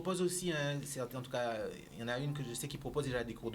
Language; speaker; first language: French; native; French